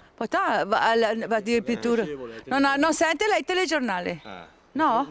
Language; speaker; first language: Italian; non-native, fluent; Bulgarian